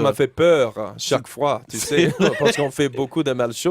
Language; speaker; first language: French; non-native, learner; English